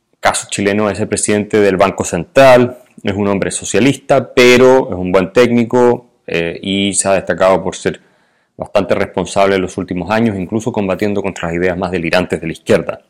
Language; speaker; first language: Spanish; native; Spanish